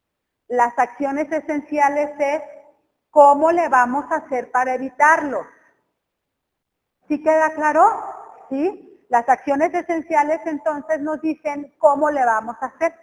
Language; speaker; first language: Spanish; native; Spanish